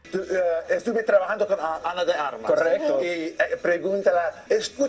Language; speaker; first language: Spanish; non-native, learner; English